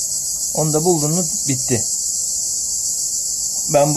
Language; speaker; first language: Turkish; native; Turkish